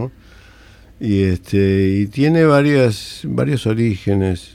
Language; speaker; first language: Spanish; native; Spanish